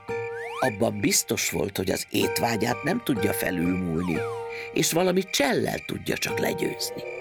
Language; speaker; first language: Hungarian; native; Hungarian